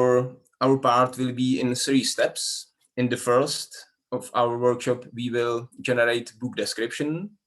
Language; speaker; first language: English; non-native, learner; Czech